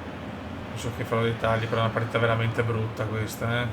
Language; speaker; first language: Italian; native; Italian